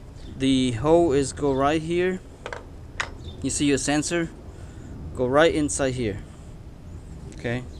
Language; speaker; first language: English; non-native, fluent; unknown